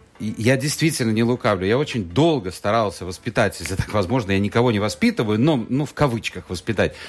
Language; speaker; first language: Russian; native; Russian